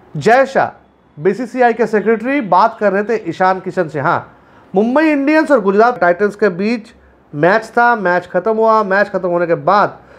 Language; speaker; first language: Hindi; non-native, local second language; Bangla